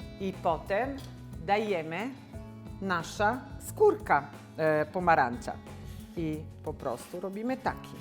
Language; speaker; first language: Polish; non-native, learner; Italian